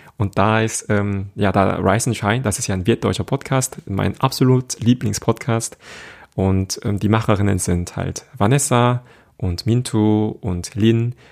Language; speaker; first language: German; non-native, fluent; Korean